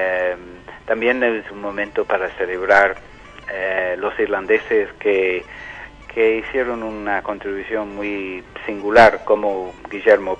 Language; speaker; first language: Spanish; non-native, fluent; English